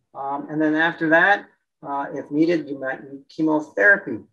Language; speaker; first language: English; native; English